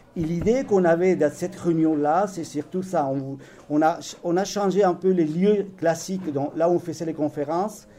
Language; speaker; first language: French; non-native, fluent; Spanish